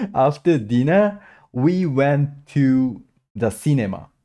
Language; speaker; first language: English; non-native, learner; Japanese